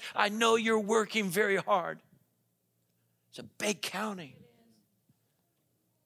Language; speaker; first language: English; native; English